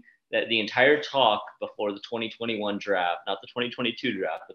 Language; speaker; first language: English; native; English